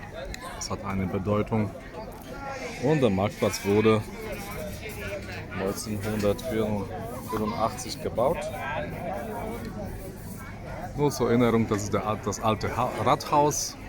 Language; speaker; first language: German; non-native, fluent; Polish